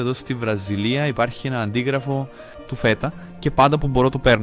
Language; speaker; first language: Greek; non-native, learner; Portuguese